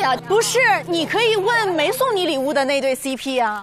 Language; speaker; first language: Chinese; native; Chinese